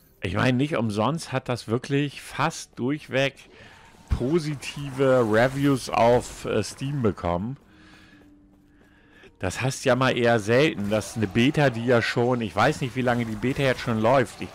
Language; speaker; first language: German; native; German